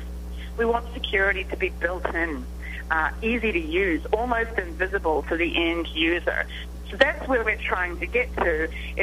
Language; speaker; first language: English; native; English